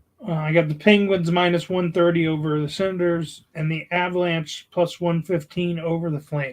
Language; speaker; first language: English; native; English